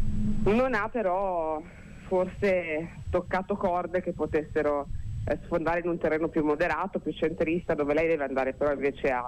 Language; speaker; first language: Italian; native; Italian